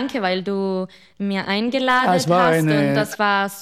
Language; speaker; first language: German; non-native, local second language; Italian